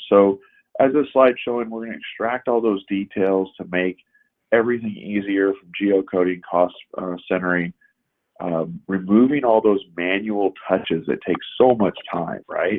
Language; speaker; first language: English; native; English